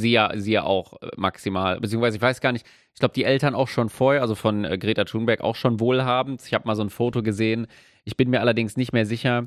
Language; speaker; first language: German; native; German